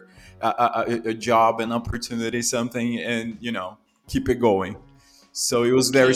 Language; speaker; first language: English; non-native, fluent; Portuguese